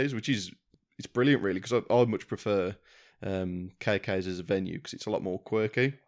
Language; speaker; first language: English; native; English